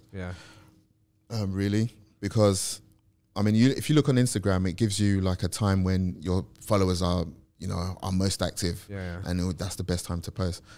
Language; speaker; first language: English; native; English